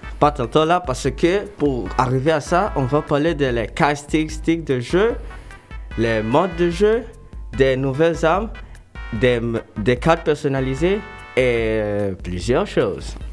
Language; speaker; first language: French; non-native, local second language; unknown